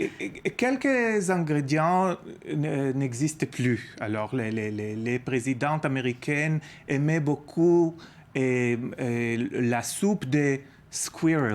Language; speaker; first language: French; non-native, learner; Hebrew